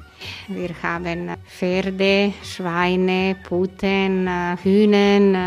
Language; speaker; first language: German; non-native, learner; Croatian